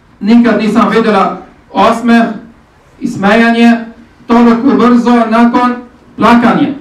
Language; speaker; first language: Bosnian; native; Bosnian